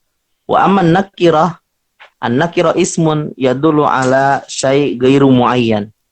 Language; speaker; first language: Arabic; non-native, fluent; Indonesian